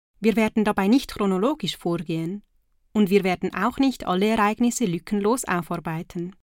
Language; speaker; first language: German; native; German